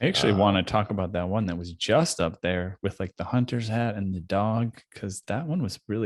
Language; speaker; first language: English; native; English